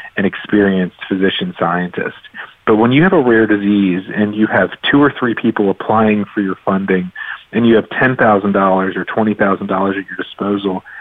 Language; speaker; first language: English; native; English